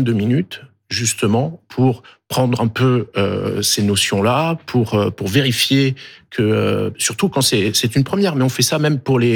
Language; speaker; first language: French; native; French